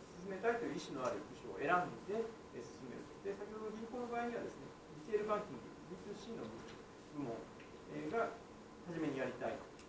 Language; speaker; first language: Japanese; native; Japanese